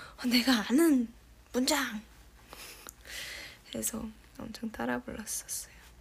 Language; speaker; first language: Korean; native; Korean